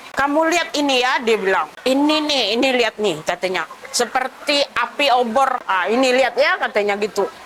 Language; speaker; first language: Indonesian; non-native, local second language; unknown